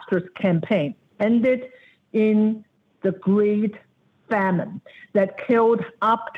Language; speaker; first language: English; non-native, fluent; Chinese